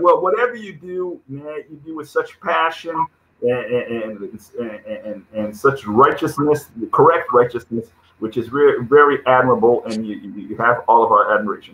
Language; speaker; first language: English; non-native, fluent; Portuguese